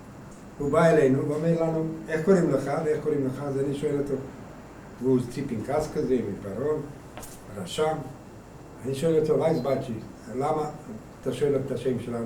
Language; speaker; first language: Hebrew; non-native, fluent; Hungarian